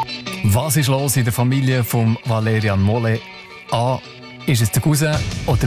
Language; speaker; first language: German; native; German